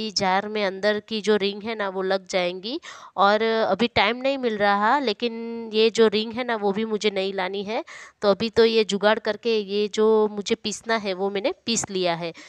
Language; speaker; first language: Hindi; non-native, local second language; Gujarati